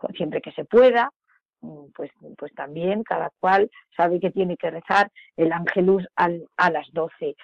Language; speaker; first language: Spanish; native; Spanish